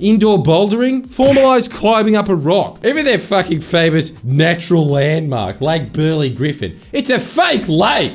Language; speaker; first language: English; native; English